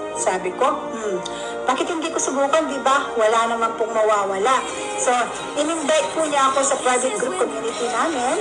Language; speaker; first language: Filipino; non-native, local second language; Pampanga